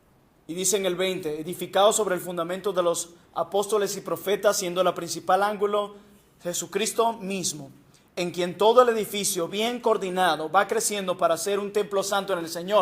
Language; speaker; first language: Spanish; native; Spanish